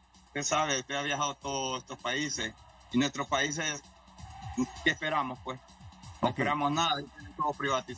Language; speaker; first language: Spanish; native; Spanish